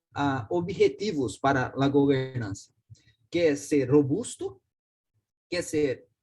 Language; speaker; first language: Spanish; non-native, learner; Portuguese